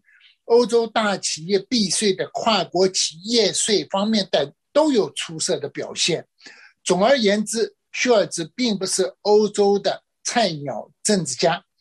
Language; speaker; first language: Chinese; native; Chinese